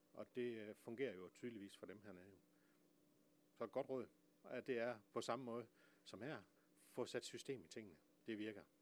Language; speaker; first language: Danish; native; Danish